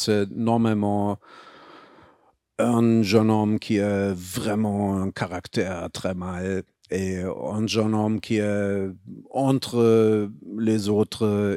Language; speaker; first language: French; non-native, fluent; German